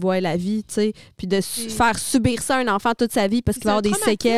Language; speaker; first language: French; native; French